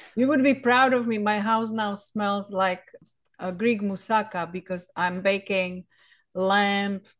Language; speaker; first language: English; non-native, fluent; Czech